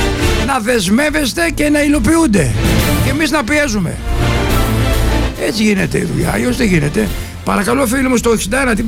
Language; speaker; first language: Greek; native; Greek